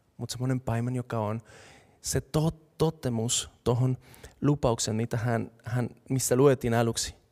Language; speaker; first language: Finnish; non-native, fluent; Spanish